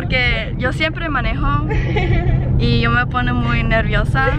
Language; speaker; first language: Spanish; early bilingual, heritage; Spanish